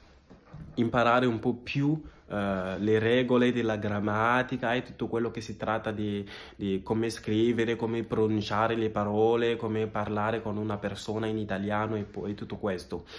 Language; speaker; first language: Italian; non-native, fluent; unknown